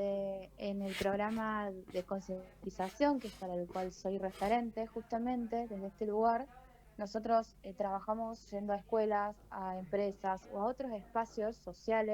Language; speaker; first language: Spanish; native; Spanish